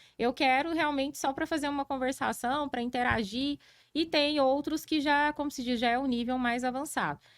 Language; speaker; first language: Portuguese; native; Portuguese